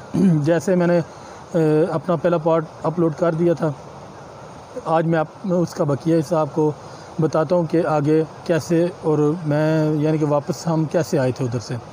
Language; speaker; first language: Urdu; non-native, local second language; Punjabi